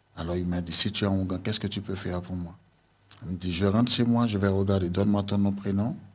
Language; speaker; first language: French; native; French